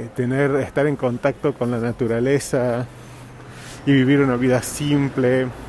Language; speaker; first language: Spanish; non-native, fluent; Portuguese